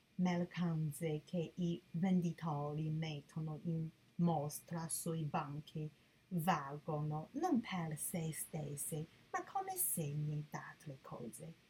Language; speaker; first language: Italian; non-native, learner; Chinese